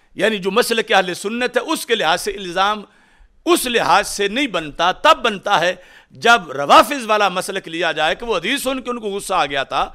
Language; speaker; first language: Urdu; non-native, local second language; Punjabi